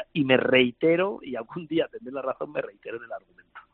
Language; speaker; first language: Spanish; native; Spanish